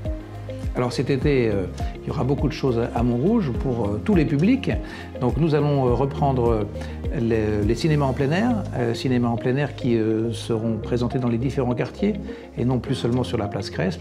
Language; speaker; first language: French; native; French